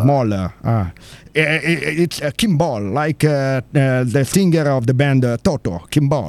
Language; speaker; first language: English; non-native, learner; Italian